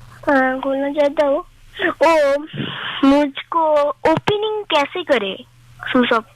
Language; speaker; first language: Hindi; non-native, local second language; Bangla